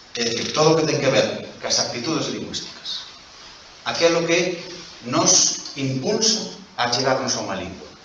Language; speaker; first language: Galician; non-native, local second language; Spanish